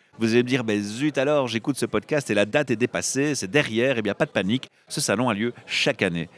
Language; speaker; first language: French; native; French